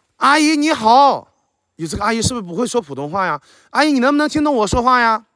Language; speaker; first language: Chinese; native; Chinese